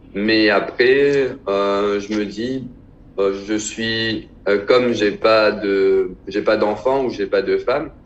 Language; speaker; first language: French; native; French